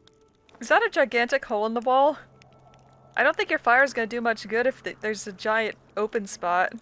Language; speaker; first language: English; native; English